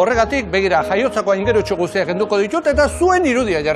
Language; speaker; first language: Basque; native; Basque